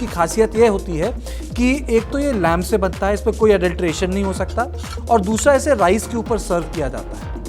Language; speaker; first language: Hindi; native; Hindi